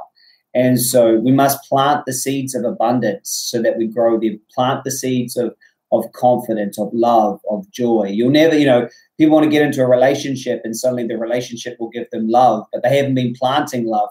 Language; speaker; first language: English; native; English